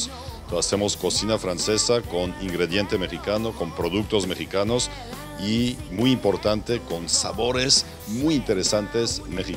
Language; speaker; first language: Spanish; non-native, fluent; French